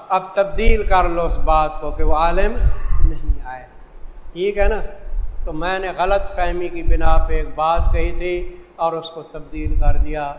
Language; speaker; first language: Urdu; non-native, local second language; Saraiki